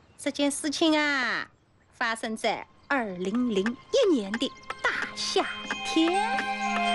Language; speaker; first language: Chinese; native; Chinese